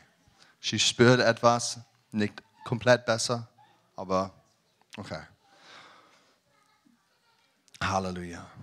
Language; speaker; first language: German; non-native, learner; English